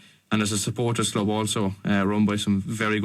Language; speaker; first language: English; native; English